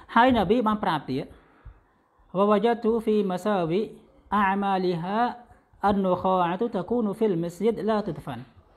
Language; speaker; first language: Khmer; non-native, local second language; Western Cham